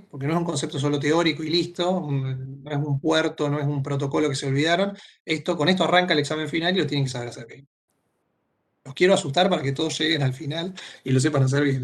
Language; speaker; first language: Spanish; native; Spanish